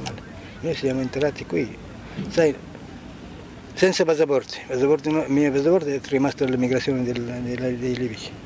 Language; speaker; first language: Italian; non-native, fluent; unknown